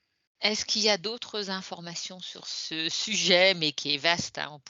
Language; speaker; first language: French; native; French